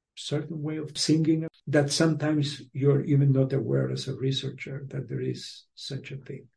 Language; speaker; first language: English; non-native, fluent; Spanish